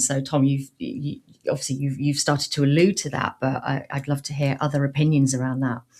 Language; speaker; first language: English; native; English